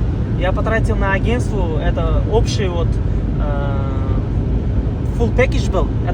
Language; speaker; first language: Russian; non-native, learner; Uzbek